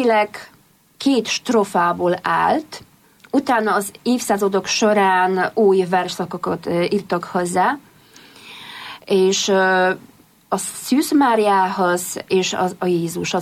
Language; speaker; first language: Hungarian; non-native, fluent; Polish